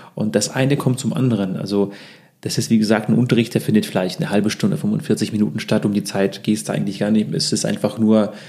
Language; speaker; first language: German; early bilingual, other home language; Russian